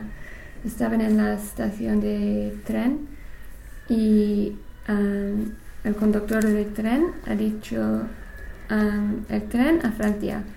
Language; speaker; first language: Spanish; non-native, learner; English